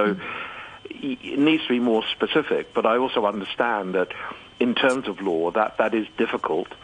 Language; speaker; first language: English; native; English